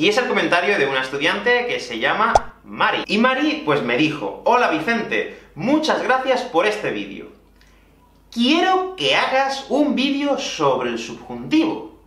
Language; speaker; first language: Spanish; native; Spanish